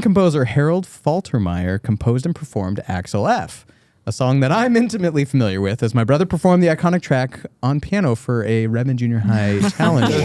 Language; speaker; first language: English; native; English